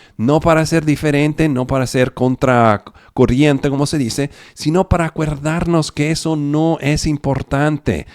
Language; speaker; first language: Spanish; non-native, fluent; Italian